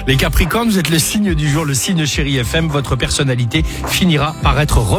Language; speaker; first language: French; native; French